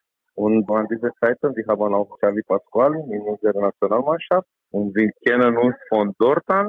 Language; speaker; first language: German; non-native, learner; Romanian